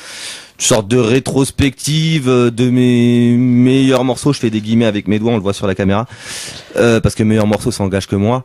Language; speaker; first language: French; native; French